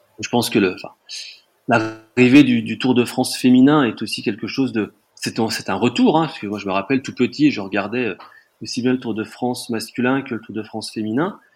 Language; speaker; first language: French; native; French